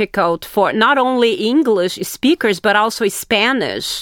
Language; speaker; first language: English; non-native, fluent; Portuguese